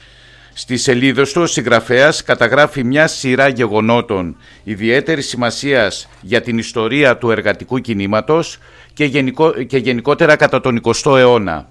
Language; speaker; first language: Greek; native; Greek